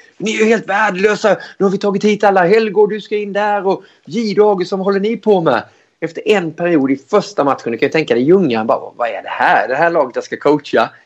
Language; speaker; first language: Swedish; native; Swedish